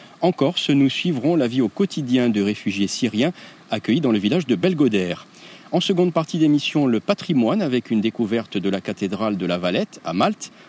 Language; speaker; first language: French; native; French